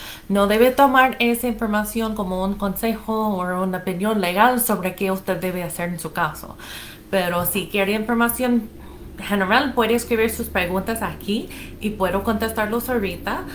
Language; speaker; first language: Spanish; non-native, fluent; English